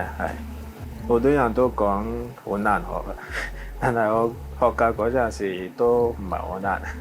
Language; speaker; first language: Cantonese; non-native, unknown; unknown